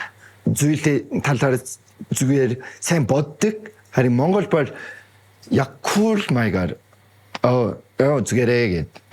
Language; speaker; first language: Mongolian; non-native, fluent; Korean